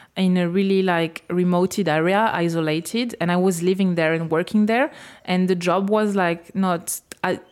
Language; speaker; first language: English; non-native, fluent; French